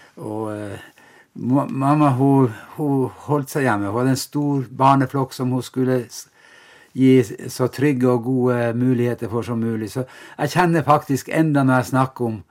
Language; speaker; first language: Norwegian; native; Norwegian